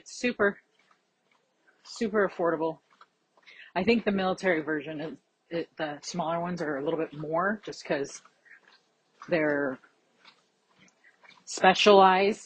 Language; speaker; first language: English; native; English